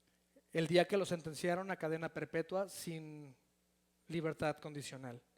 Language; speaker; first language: Spanish; native; Spanish